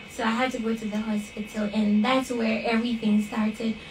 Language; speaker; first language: English; non-native, local second language; Akan